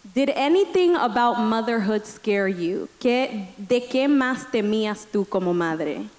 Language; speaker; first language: Spanish; early bilingual, heritage; Spanish